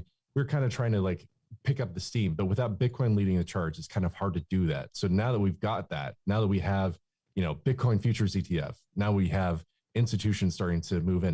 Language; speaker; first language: English; native; English